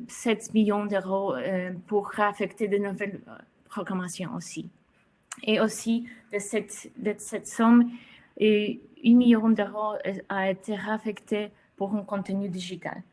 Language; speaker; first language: French; non-native, fluent; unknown